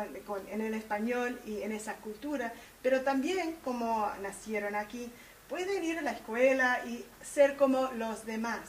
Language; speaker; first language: Spanish; early bilingual, heritage; Spanish